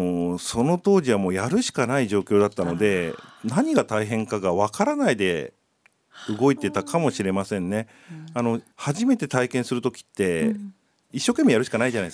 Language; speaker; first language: Japanese; native; Japanese